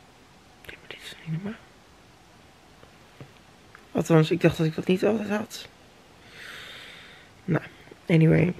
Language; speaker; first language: Dutch; native; Dutch